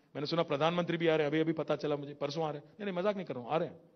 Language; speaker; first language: Hindi; non-native, local second language; Telugu